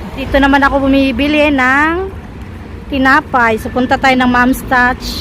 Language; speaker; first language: Filipino; native; Filipino